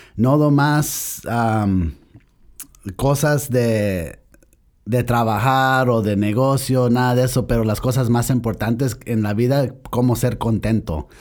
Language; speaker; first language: Spanish; early bilingual, heritage; Spanish